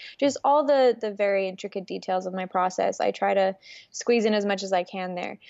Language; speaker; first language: English; early bilingual, other home language; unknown